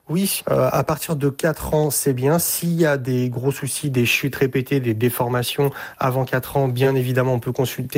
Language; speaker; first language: French; native; French